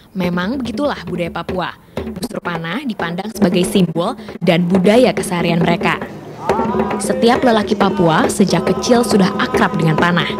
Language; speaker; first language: Indonesian; native; Indonesian